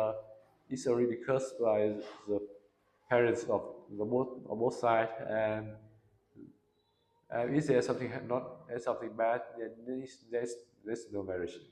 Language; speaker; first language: English; non-native, learner; Vietnamese